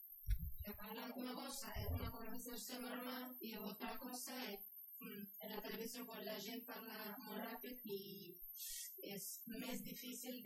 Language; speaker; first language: Catalan; non-native, learner; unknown